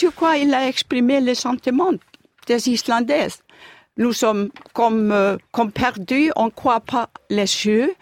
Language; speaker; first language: French; non-native, learner; Icelandic